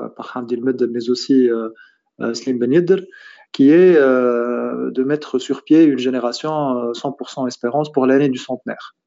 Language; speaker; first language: French; native; French